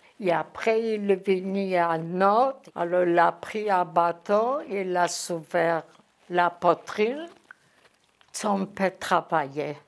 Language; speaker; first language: French; non-native, learner; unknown